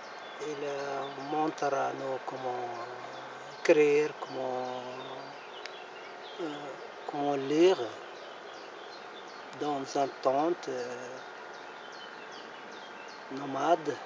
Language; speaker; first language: French; non-native, learner; Arabic